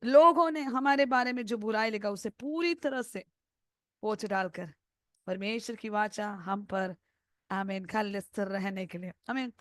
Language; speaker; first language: Hindi; non-native, local second language; Malayalam